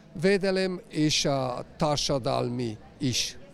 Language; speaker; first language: Hungarian; non-native, learner; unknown